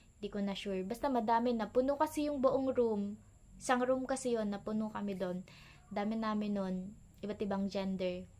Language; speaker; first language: Filipino; native; Filipino